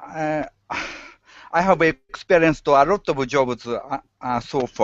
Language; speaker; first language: English; non-native, learner; Japanese